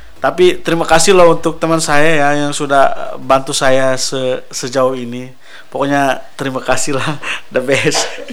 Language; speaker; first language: Indonesian; non-native, local second language; Sundanese